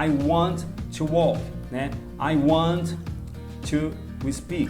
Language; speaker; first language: English; non-native, learner; Portuguese